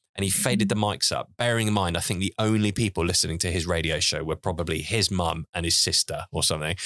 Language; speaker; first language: English; native; English